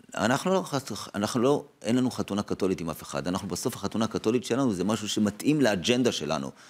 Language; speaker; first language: Hebrew; native; Hebrew